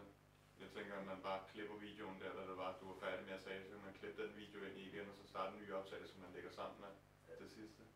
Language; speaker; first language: Danish; native; Danish